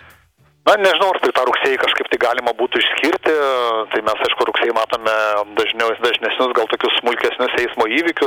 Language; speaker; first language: Lithuanian; native; Lithuanian